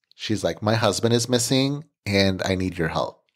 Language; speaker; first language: English; native; English